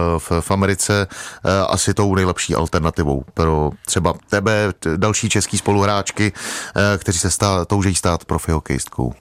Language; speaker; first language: Czech; native; Czech